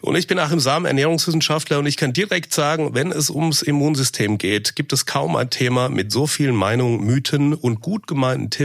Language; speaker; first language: German; native; German